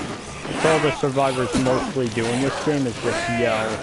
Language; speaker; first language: English; native; English